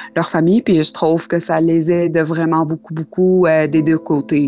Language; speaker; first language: French; non-native, local second language; Arabic